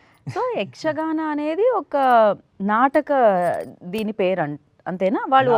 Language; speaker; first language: Telugu; native; Telugu